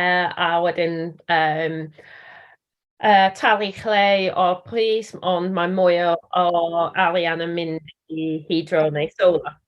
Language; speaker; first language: Welsh; non-native, learner; English